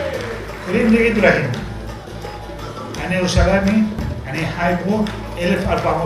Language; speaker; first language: Hebrew; non-native, local second language; Arabic